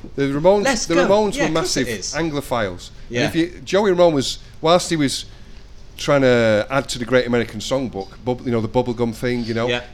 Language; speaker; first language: English; native; English